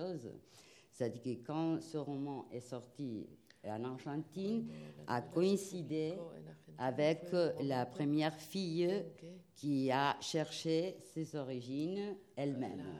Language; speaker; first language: French; non-native, fluent; Spanish